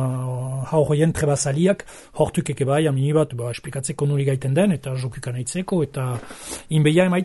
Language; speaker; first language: Basque; native; Basque